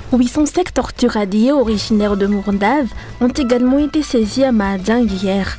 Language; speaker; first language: French; non-native, local second language; Malagasy